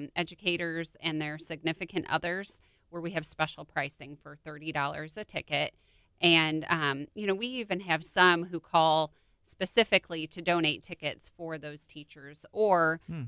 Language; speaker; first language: English; native; English